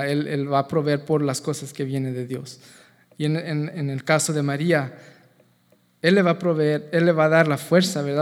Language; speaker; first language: Spanish; native; Spanish